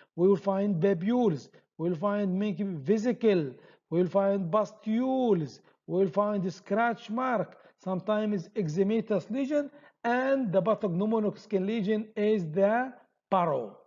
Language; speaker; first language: English; non-native, fluent; Arabic